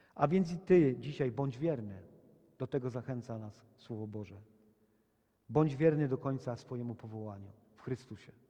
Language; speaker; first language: Polish; native; Polish